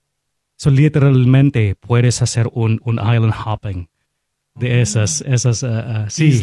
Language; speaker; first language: Spanish; non-native, fluent; Filipino